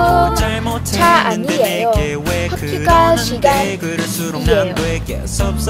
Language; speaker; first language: Korean; non-native, learner; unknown